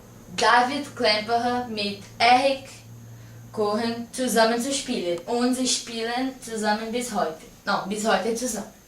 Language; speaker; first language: German; non-native, learner; Portuguese